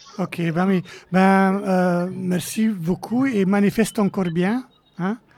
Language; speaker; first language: French; native; French